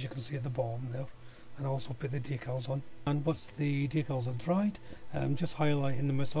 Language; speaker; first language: English; native; English